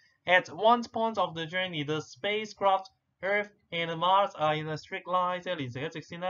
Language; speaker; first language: English; non-native, local second language; Cantonese